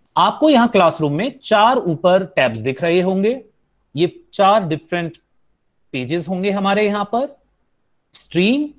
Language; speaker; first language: Hindi; native; Hindi